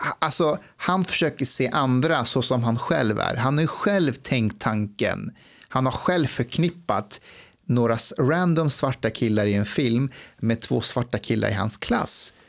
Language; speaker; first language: Swedish; early bilingual, other home language; Persian